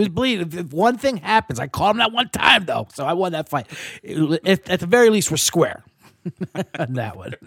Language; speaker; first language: English; native; English